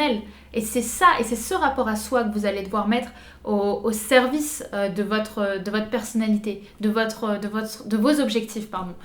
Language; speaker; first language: French; native; French